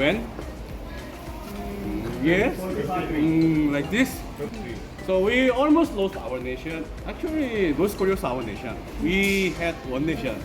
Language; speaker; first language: English; non-native, learner; Korean